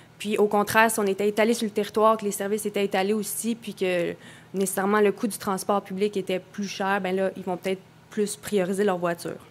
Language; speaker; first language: French; native; French